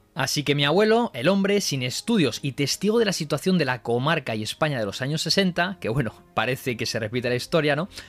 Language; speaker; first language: Spanish; native; Spanish